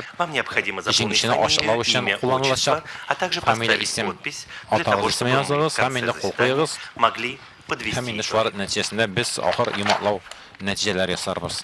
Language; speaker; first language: Russian; native; Russian